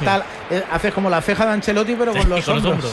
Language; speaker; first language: Spanish; native; Spanish